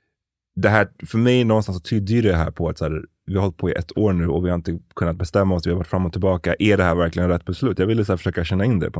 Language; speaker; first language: Swedish; native; Swedish